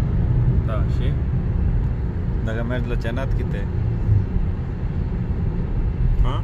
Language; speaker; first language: Romanian; non-native, learner; Bangla